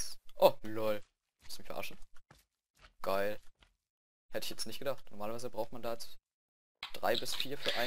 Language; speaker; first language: German; native; German